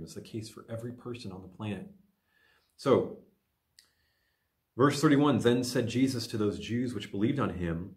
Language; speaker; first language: English; native; English